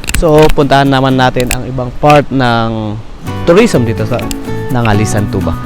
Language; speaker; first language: Filipino; non-native, local second language; Iloko